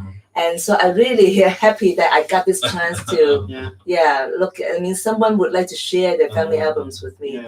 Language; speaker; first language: English; non-native, local second language; Cantonese